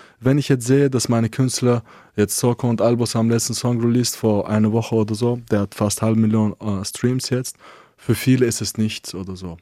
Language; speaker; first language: German; non-native, fluent; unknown